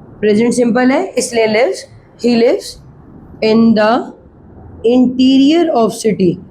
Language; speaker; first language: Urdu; native; Urdu